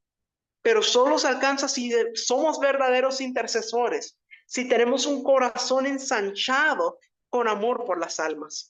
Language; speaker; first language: Spanish; native; Spanish